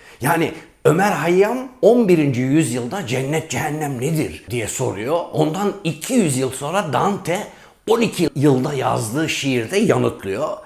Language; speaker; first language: Turkish; native; Turkish